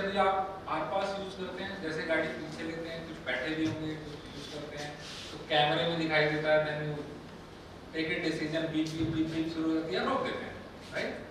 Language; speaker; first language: Hindi; native; Hindi